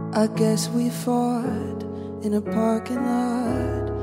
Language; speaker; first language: English; native; English